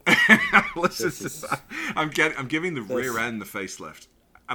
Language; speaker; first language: English; native; English